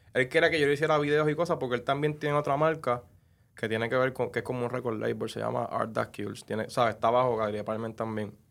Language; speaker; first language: Spanish; native; Spanish